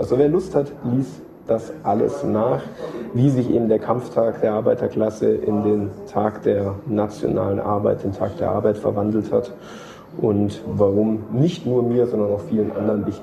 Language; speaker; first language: German; native; German